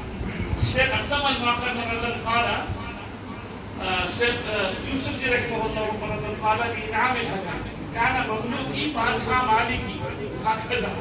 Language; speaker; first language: Arabic; non-native, fluent; Urdu